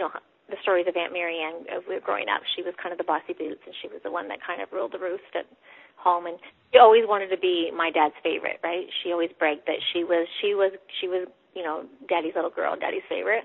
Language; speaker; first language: English; native; English